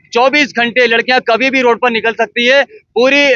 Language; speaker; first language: Hindi; native; Hindi